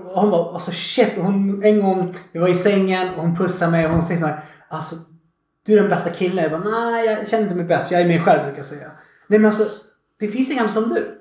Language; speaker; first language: Swedish; non-native, fluent; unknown